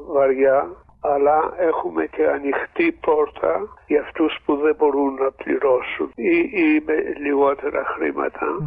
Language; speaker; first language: Greek; early bilingual, other home language; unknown